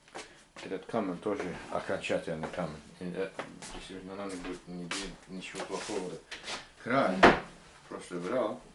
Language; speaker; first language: Russian; non-native, learner; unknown